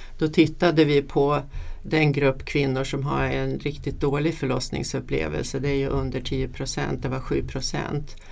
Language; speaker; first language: Swedish; native; Swedish